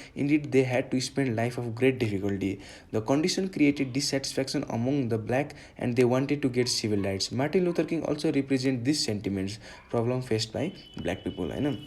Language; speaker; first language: English; non-native, local second language; Nepali